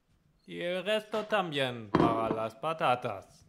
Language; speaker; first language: Spanish; non-native, learner; German